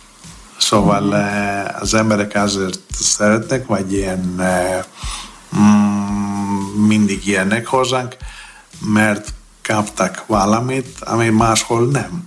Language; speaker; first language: Hungarian; non-native, fluent; Greek